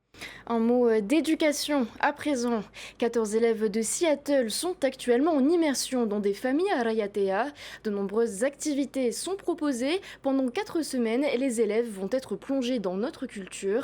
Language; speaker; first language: French; native; French